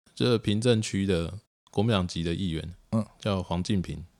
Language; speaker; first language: Chinese; native; Chinese